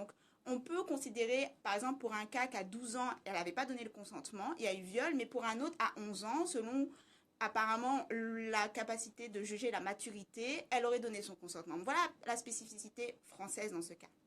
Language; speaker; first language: French; native; French